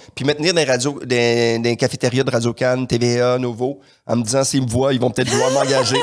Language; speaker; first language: French; native; French